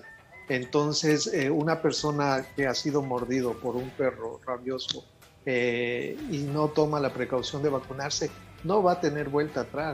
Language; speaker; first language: Spanish; native; Spanish